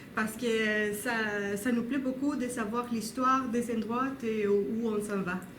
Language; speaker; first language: French; non-native, learner; Spanish